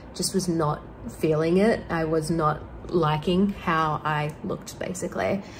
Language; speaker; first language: English; native; English